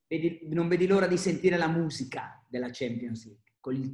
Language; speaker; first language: Italian; native; Italian